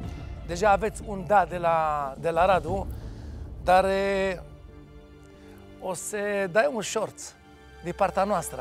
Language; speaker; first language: Romanian; non-native, fluent; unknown